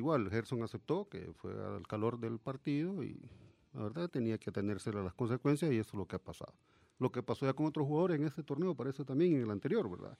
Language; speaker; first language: Spanish; native; Spanish